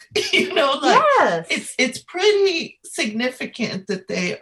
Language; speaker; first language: English; native; English